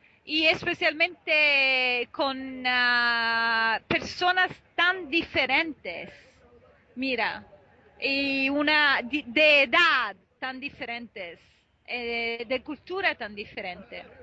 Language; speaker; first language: Spanish; non-native, fluent; Italian